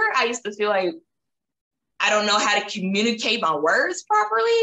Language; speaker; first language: English; native; English